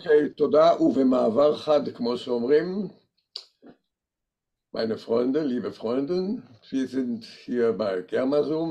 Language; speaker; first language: German; non-native, fluent; Hebrew